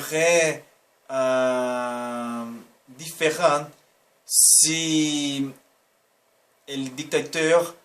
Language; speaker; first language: French; non-native, learner; Portuguese